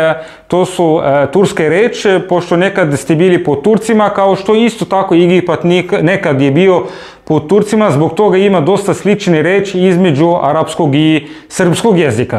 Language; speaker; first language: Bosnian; non-native, fluent; Arabic